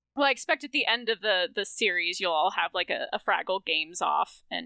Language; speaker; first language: English; native; English